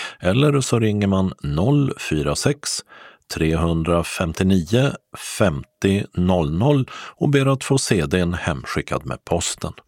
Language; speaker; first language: Swedish; native; Swedish